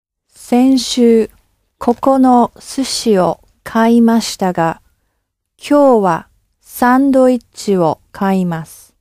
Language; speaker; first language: Japanese; non-native, learner; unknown